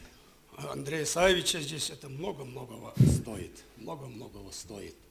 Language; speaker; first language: Russian; non-native, local second language; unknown